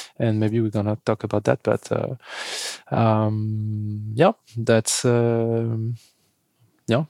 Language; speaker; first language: English; non-native, fluent; French